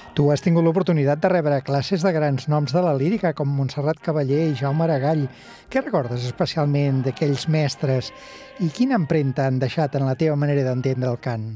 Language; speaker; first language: Catalan; native; Catalan